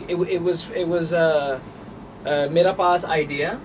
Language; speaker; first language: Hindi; non-native, learner; English